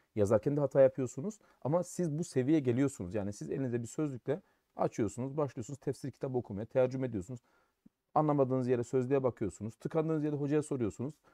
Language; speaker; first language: Turkish; early bilingual, heritage; German